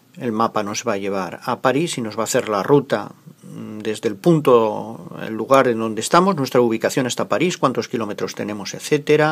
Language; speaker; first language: Spanish; native; Spanish